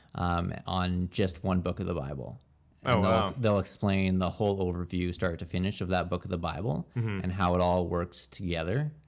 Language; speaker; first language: English; native; English